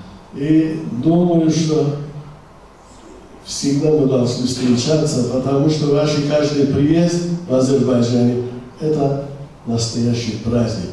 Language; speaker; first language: Russian; non-native, local second language; Azerbaijani